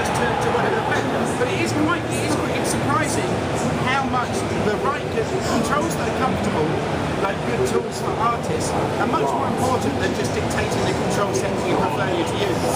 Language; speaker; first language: English; native; English